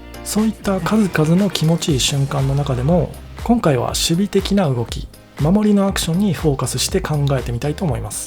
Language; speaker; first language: Japanese; native; Japanese